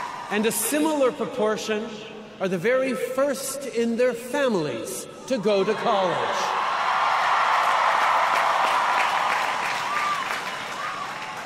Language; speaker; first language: English; native; English